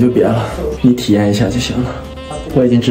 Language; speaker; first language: Chinese; native; Chinese